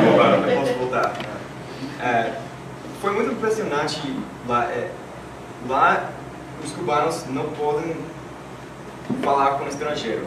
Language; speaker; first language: Portuguese; non-native, learner; English